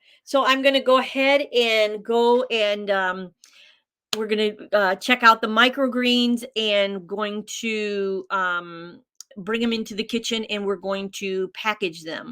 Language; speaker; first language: English; native; English